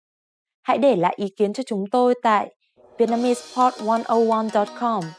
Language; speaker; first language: Vietnamese; native; Vietnamese